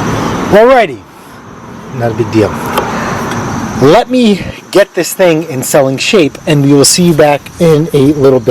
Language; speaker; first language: English; native; English